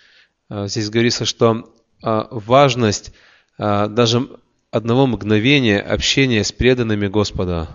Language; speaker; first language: Russian; native; Russian